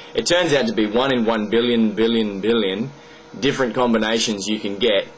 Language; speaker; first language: English; native; English